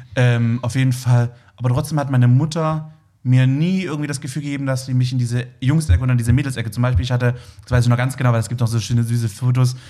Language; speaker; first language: German; native; German